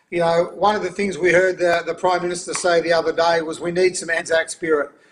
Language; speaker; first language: English; native; English